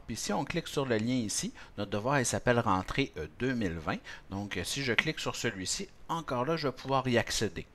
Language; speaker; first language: French; native; French